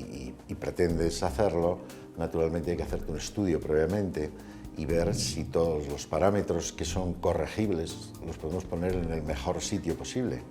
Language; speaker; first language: Spanish; native; Spanish